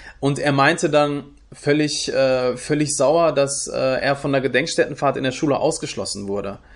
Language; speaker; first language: German; early bilingual, other home language; Turkish